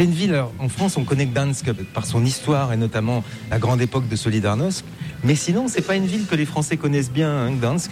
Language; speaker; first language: French; non-native, learner; Polish